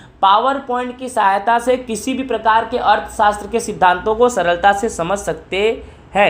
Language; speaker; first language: Hindi; non-native, local second language; Gujarati